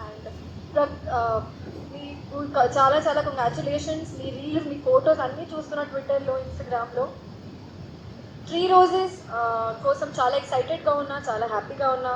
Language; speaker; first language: Telugu; non-native, local second language; Hindi